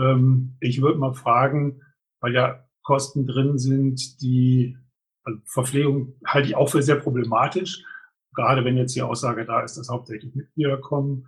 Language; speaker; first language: German; native; German